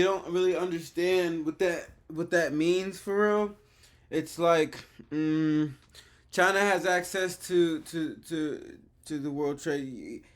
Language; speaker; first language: English; native; English